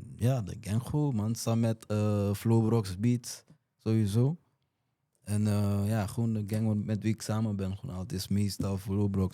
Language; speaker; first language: Dutch; early bilingual, other home language; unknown